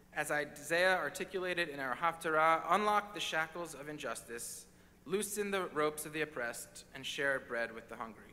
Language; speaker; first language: English; native; English